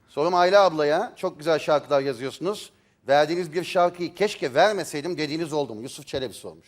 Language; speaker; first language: Turkish; native; Turkish